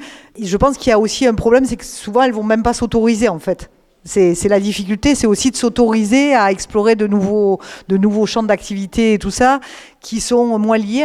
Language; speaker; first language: French; native; French